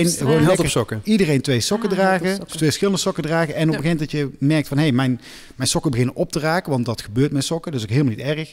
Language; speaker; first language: Dutch; native; Dutch